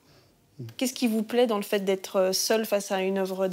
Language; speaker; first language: French; native; French